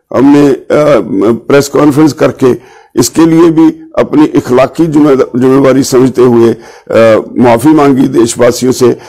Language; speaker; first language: Hindi; non-native, local second language; Punjabi